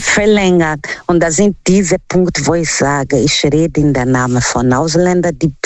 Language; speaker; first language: German; non-native, learner; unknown